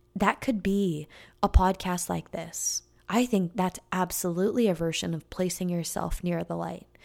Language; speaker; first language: English; native; English